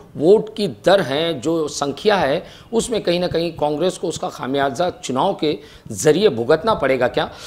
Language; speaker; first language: Hindi; non-native, local second language; Marathi